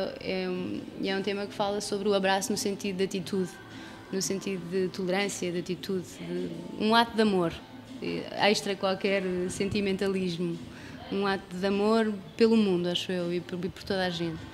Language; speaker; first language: Portuguese; native; Portuguese